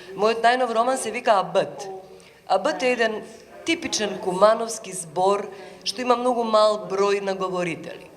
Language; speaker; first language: Macedonian; native; Macedonian